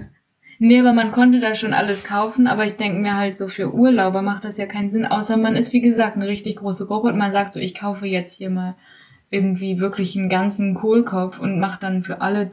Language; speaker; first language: German; native; German